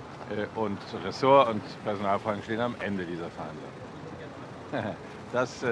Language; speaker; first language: German; native; German